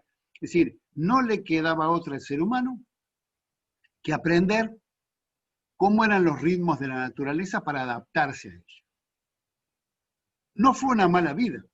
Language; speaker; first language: Spanish; native; Spanish